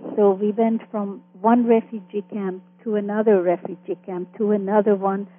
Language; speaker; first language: English; early bilingual, other home language; Hungarian